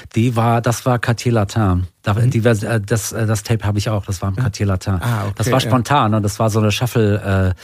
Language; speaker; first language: German; native; German